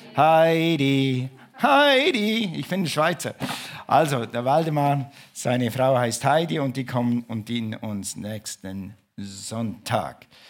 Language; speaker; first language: German; non-native, fluent; English